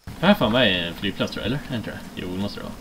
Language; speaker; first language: Swedish; native; Swedish